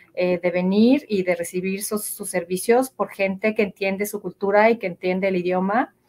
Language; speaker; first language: Spanish; native; Spanish